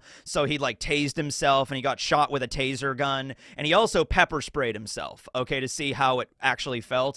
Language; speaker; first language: English; native; English